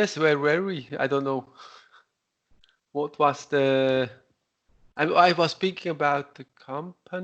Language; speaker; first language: English; non-native, learner; Italian